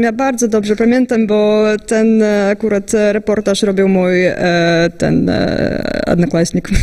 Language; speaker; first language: Polish; non-native, fluent; Russian